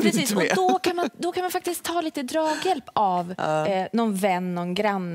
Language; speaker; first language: Swedish; native; Swedish